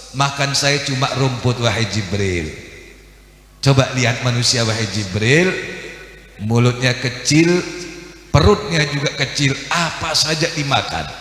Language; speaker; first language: Indonesian; native; Indonesian